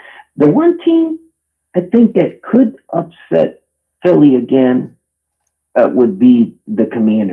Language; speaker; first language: English; native; English